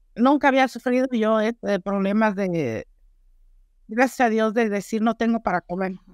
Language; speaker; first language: Spanish; native; Spanish